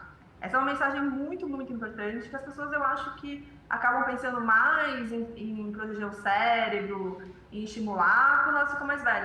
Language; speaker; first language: Portuguese; native; Portuguese